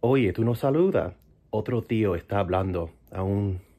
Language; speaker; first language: Spanish; early bilingual, heritage; Spanish